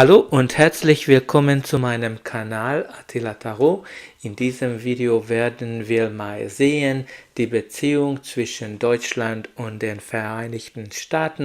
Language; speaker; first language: German; non-native, learner; Hungarian